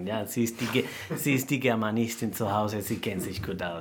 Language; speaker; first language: German; non-native, fluent; Spanish